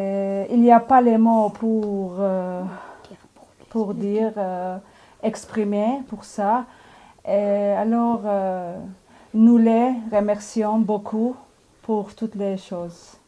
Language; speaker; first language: French; non-native, learner; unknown